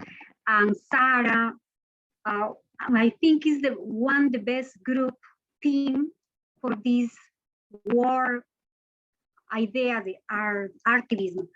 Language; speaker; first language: English; non-native, learner; Spanish